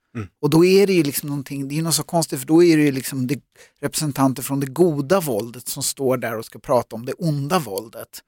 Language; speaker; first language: Swedish; native; Swedish